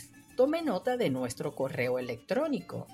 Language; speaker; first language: Spanish; native; Spanish